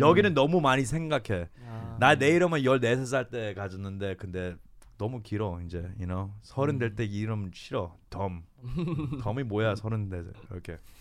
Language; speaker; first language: Korean; early bilingual, heritage; Korean